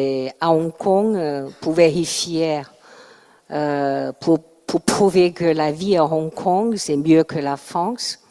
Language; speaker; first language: French; non-native, learner; Chinese